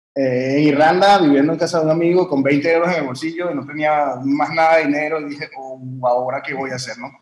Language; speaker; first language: Spanish; early bilingual, heritage; French